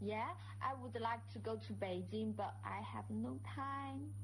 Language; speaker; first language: English; non-native, fluent; Chinese